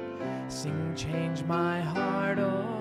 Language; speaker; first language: English; native; English